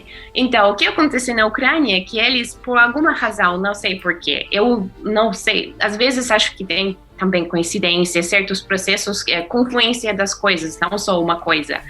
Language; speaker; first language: Portuguese; non-native, fluent; Russian